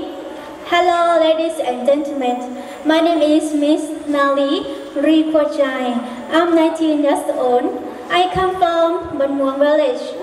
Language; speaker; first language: English; non-native, learner; Hmong